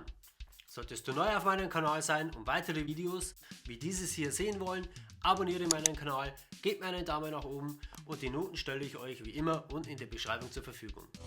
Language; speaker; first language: German; native; German